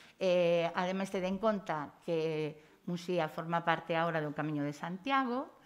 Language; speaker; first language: Galician; native; Galician